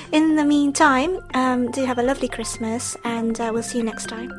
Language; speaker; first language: English; early bilingual, other home language; Japanese